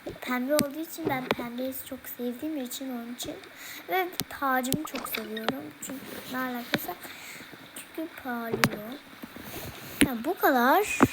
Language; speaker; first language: Turkish; early bilingual, heritage; Turkish